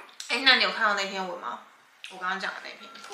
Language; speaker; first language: Chinese; native; Chinese